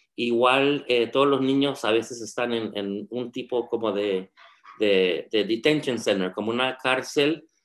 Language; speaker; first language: Spanish; early bilingual, heritage; Spanish